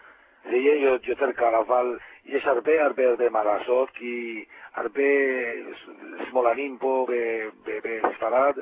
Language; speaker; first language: Hebrew; non-native, fluent; Spanish